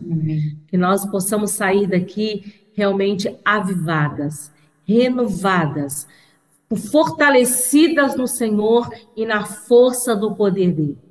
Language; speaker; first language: Portuguese; native; Portuguese